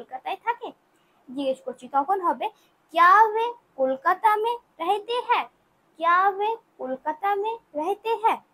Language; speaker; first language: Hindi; non-native, local second language; Bangla